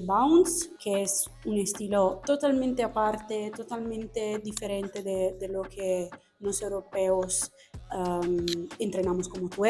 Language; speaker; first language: Spanish; non-native, fluent; Italian